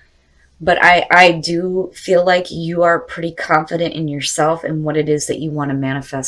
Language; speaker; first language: English; native; English